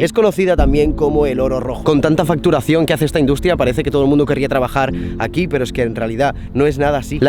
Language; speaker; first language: Spanish; native; Spanish